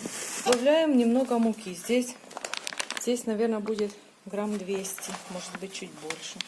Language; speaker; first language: Russian; native; Russian